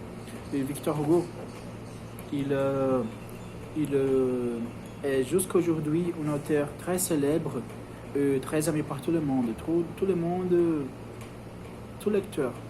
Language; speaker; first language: French; non-native, learner; Portuguese